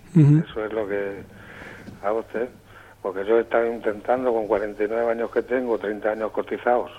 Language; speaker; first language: Spanish; native; Spanish